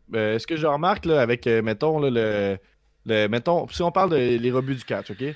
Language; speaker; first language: French; native; French